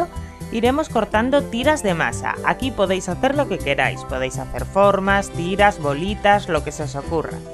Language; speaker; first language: Spanish; native; Spanish